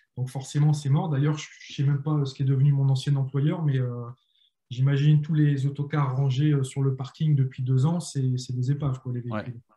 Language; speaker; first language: French; native; French